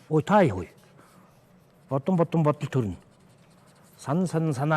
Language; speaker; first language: Mongolian; native; Mongolian